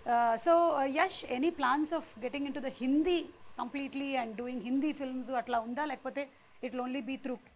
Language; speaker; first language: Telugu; native; Telugu